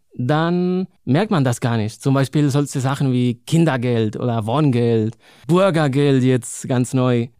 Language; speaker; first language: German; non-native, fluent; Spanish